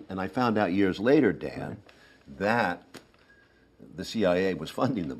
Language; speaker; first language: English; native; English